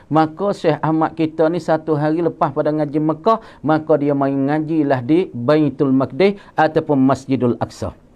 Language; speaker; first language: Malay; native; Malay